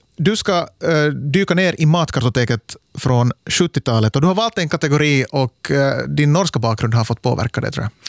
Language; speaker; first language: Swedish; native; Swedish